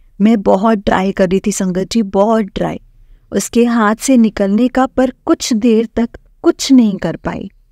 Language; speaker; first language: Hindi; non-native, local second language; Marathi